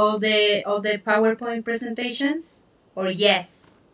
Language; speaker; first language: English; non-native, fluent; Spanish